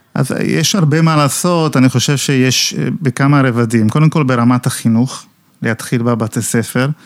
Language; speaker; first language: Hebrew; non-native, fluent; Italian